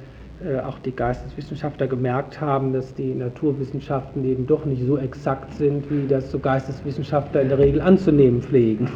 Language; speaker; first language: German; native; German